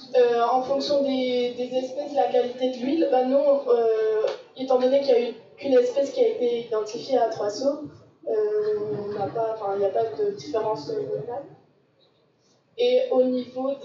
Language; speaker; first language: French; native; French